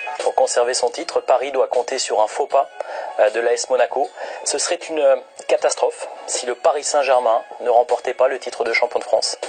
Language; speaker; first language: French; native; French